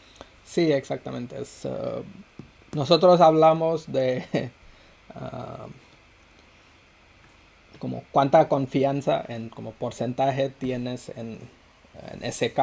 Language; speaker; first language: Spanish; non-native, fluent; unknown